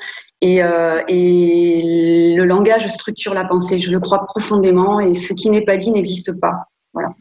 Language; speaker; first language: French; native; French